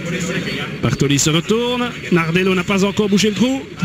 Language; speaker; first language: French; native; French